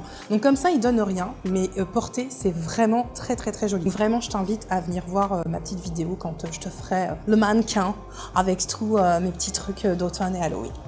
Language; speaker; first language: French; native; French